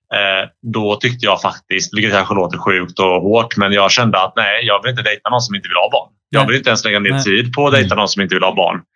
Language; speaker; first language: Swedish; early bilingual, heritage; Bosnian